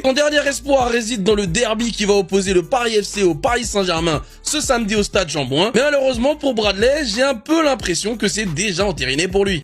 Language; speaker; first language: French; native; French